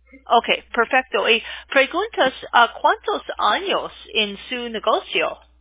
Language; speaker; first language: Spanish; non-native, learner; English